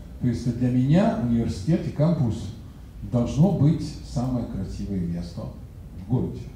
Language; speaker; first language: Russian; non-native, fluent; French